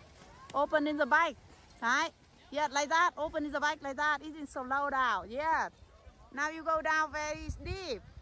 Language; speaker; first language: English; non-native, learner; Vietnamese